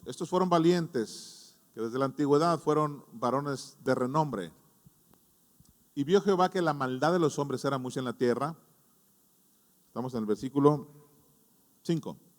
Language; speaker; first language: Spanish; native; Spanish